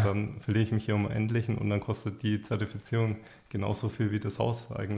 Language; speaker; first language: German; native; German